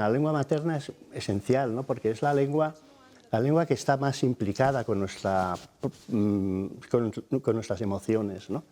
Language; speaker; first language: Spanish; native; Spanish